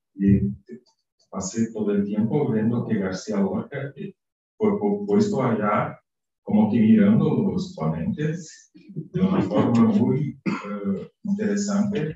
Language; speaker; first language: Spanish; non-native, fluent; Portuguese